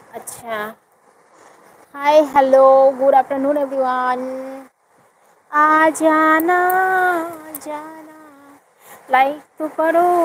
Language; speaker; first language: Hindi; non-native, local second language; Bangla